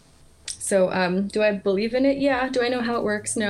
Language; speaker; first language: English; early bilingual, other home language; Polish